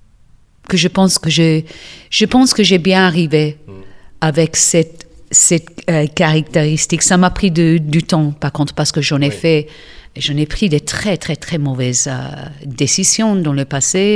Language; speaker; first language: French; non-native, fluent; English